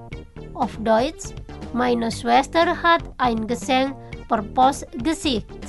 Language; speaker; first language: German; non-native, fluent; Indonesian